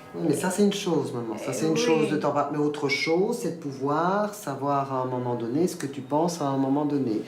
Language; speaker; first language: French; early bilingual, other home language; Spanish